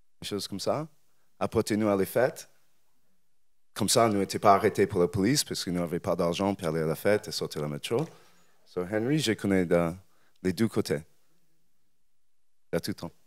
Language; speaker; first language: French; non-native, learner; English